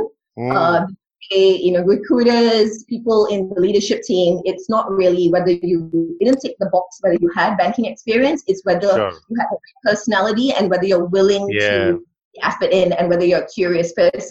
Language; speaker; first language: English; non-native, local second language; Tamil